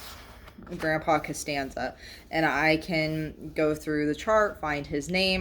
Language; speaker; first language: English; native; English